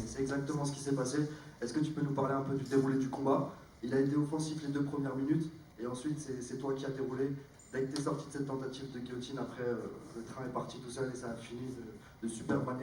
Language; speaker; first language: French; native; French